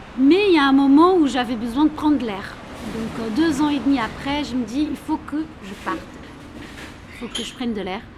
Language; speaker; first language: French; non-native, fluent; Portuguese